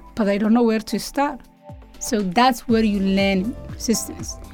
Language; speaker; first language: English; non-native, learner; Somali